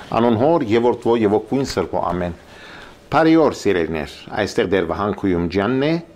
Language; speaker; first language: Armenian; early bilingual, heritage; Armenian